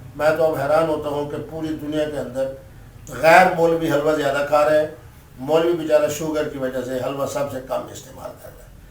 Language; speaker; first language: Urdu; non-native, local second language; Saraiki